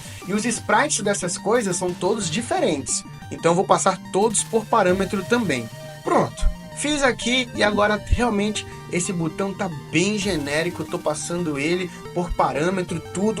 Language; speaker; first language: Portuguese; native; Portuguese